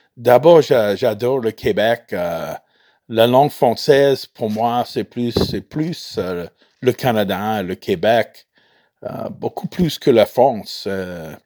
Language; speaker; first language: French; non-native, fluent; English